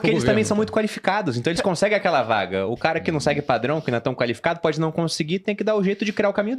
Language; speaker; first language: Portuguese; native; Portuguese